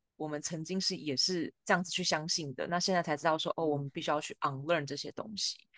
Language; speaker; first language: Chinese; native; Chinese